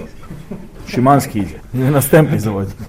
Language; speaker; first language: Polish; non-native, learner; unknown